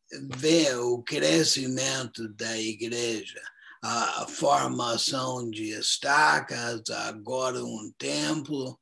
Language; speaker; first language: Portuguese; non-native, fluent; English